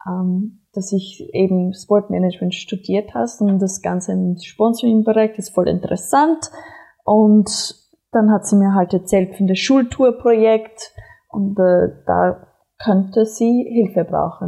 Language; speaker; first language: German; non-native, fluent; English